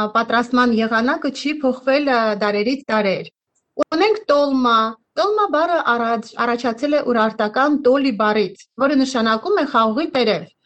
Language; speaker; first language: Armenian; native; Armenian